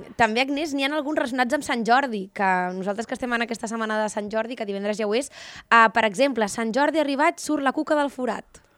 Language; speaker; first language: Catalan; native; Catalan